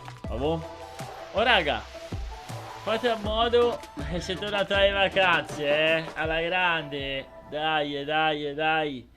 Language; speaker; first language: Italian; native; Italian